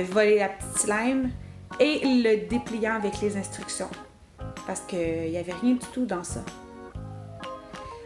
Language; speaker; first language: French; native; French